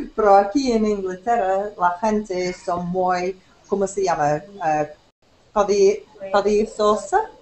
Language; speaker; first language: Spanish; non-native, learner; English